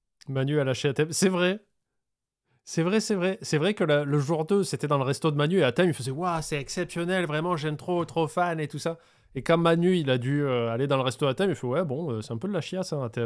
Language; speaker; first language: French; native; French